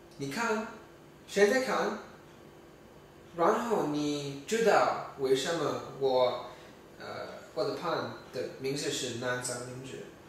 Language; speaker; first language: Chinese; non-native, learner; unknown